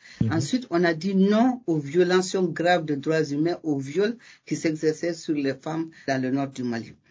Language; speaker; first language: French; non-native, local second language; Bambara